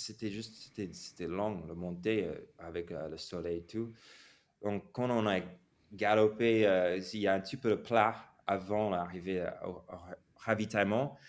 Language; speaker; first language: French; non-native, fluent; English